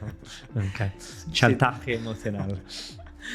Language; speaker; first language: Spanish; non-native, fluent; English